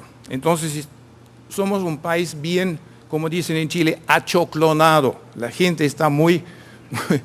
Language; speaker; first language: Spanish; non-native, fluent; German